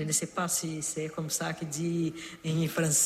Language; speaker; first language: French; non-native, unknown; Portuguese